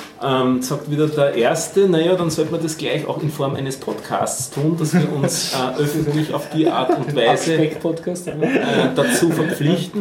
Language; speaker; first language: German; native; German